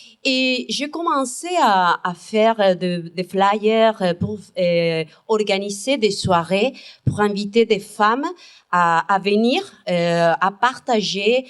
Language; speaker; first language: French; non-native, fluent; Spanish